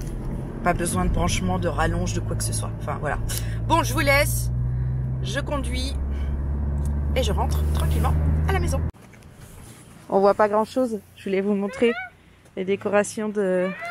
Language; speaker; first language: French; native; French